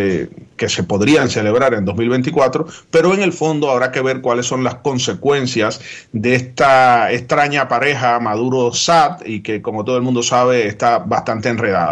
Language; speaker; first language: Spanish; native; Spanish